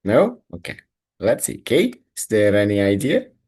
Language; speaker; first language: English; non-native, fluent; Indonesian